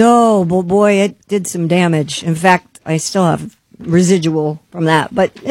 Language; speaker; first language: English; native; English